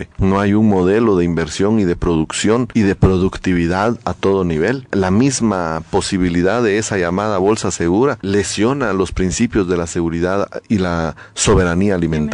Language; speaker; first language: Spanish; native; Spanish